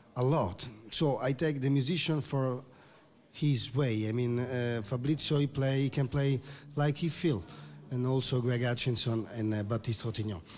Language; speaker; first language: English; non-native, learner; Italian